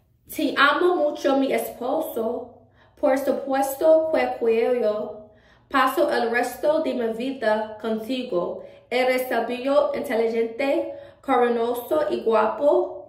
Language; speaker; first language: Spanish; non-native, learner; English